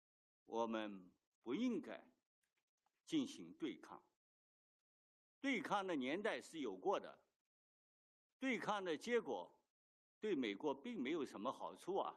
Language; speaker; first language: Chinese; native; Chinese